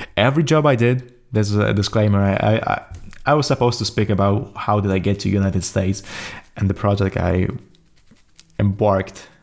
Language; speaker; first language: English; non-native, fluent; Polish